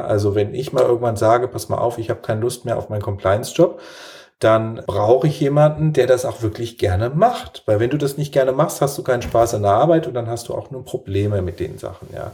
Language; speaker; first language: German; native; German